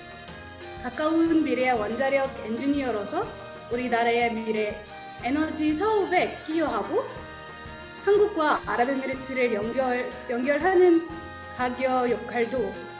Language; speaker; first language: Korean; non-native, fluent; Arabic